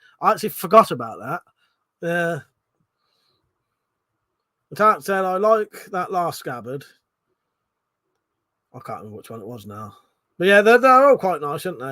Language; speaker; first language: English; native; English